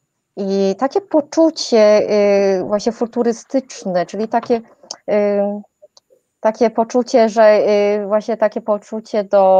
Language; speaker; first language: Polish; non-native, fluent; Chinese